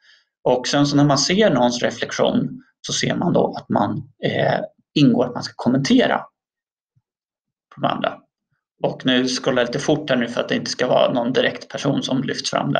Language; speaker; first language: Swedish; native; Swedish